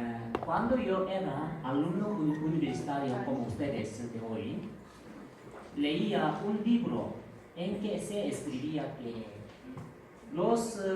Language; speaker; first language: Spanish; non-native, fluent; Korean